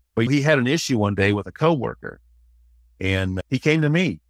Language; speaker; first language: English; native; English